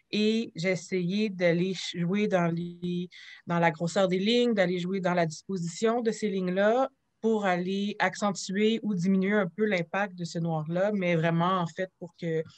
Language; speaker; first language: French; native; French